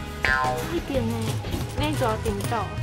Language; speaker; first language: Chinese; native; Chinese